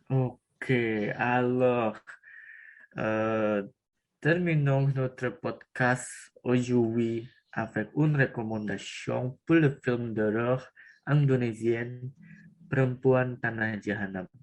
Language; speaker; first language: French; non-native, learner; Indonesian